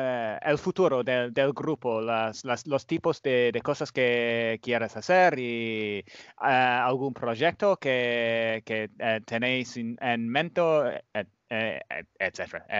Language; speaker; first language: Spanish; non-native, fluent; English